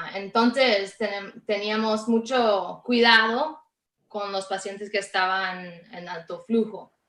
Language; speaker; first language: Spanish; early bilingual, heritage; Spanish